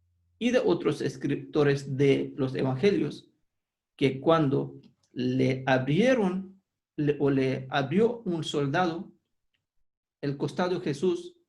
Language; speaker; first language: Spanish; non-native, fluent; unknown